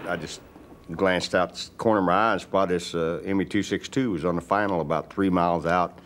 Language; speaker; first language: English; native; English